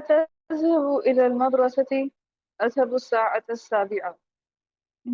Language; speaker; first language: Arabic; non-native, learner; Urdu